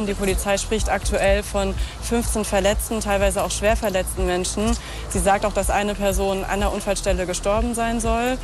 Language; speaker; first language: German; native; German